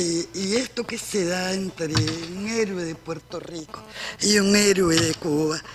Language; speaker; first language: Spanish; native; Spanish